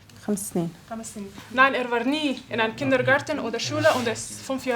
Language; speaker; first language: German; non-native, fluent; Arabic